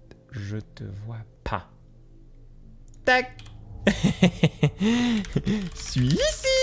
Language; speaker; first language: French; native; French